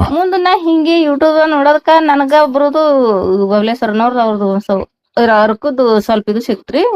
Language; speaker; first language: Kannada; native; Kannada